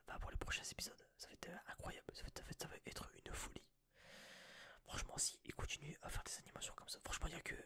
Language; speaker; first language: French; native; French